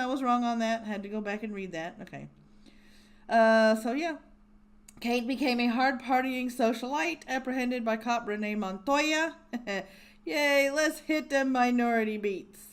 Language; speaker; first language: English; native; English